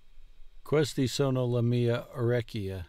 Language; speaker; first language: Italian; non-native, learner; English